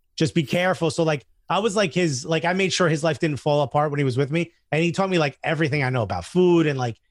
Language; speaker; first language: English; native; English